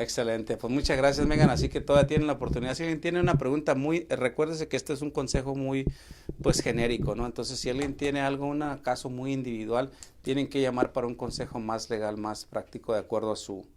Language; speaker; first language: Spanish; native; Spanish